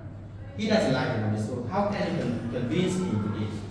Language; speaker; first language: English; non-native, learner; Vietnamese